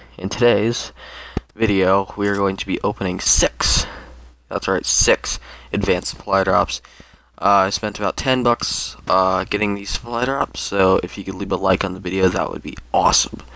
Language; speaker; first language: English; native; English